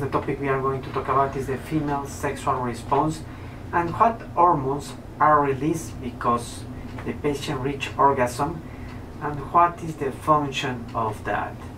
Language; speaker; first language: English; non-native, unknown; Spanish